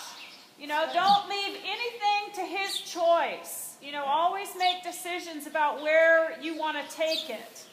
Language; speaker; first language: English; native; English